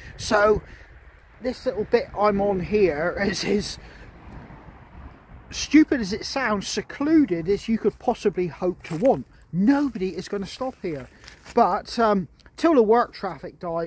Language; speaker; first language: English; native; English